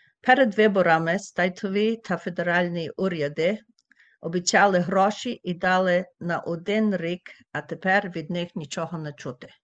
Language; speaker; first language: Ukrainian; early bilingual, heritage; Ukrainian